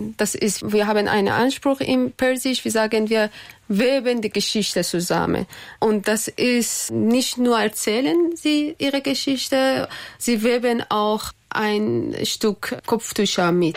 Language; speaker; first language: German; non-native, learner; Persian